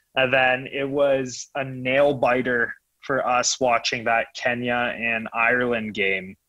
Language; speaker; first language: English; native; English